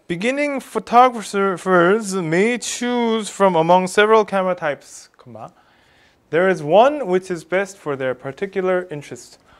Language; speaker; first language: English; non-native, fluent; Korean